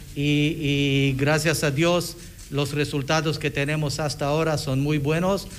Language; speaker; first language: Spanish; non-native, fluent; Hebrew